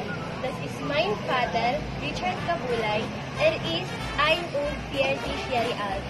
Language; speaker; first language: German; non-native, learner; Filipino